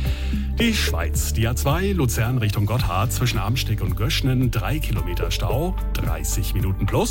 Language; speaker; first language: German; native; German